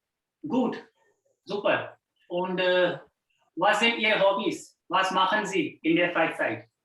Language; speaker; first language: German; non-native, fluent; Hindi